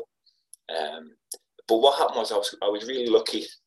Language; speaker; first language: English; native; English